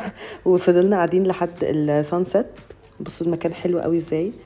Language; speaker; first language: Arabic; native; Arabic